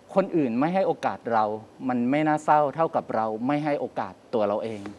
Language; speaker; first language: Thai; native; Thai